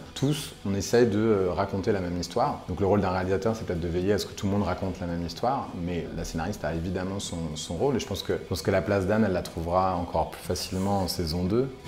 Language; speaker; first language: French; native; French